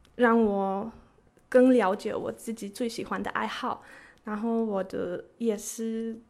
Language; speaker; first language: Chinese; non-native, fluent; German